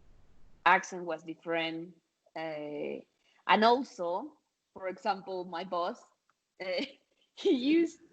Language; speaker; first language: English; non-native, fluent; Spanish